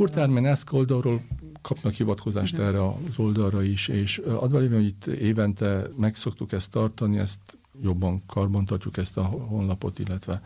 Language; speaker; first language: Hungarian; native; Hungarian